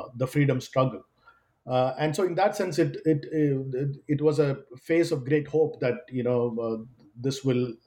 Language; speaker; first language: English; non-native, local second language; Malayalam